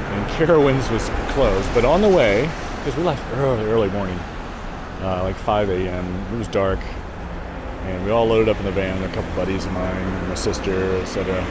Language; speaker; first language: English; native; English